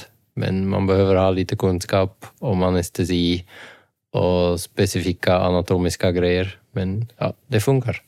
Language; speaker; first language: Swedish; non-native, fluent; Dutch